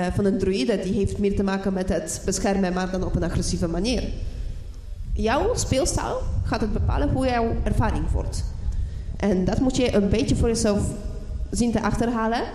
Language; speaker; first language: Dutch; non-native, fluent; Polish